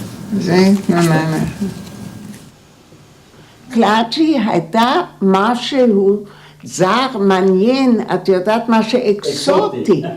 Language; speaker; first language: Hebrew; non-native, fluent; German